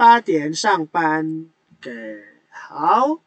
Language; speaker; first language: Chinese; non-native, fluent; Indonesian